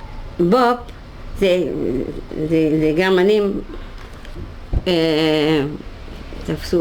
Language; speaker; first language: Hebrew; non-native, fluent; Dutch